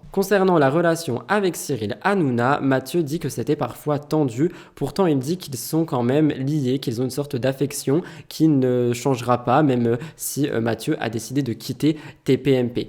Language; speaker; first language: French; native; French